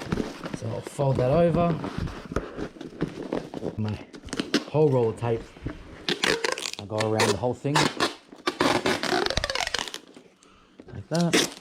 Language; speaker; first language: English; native; English